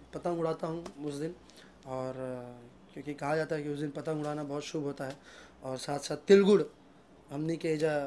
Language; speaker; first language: Hindi; native; Hindi